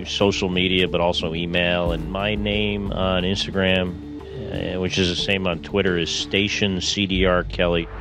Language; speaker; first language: English; native; English